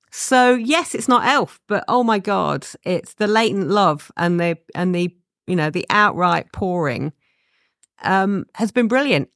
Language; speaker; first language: English; native; English